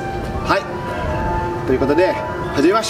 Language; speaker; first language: Japanese; non-native, fluent; Indonesian